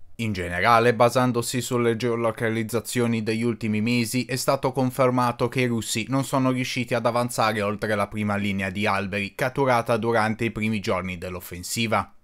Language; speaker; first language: Italian; native; Italian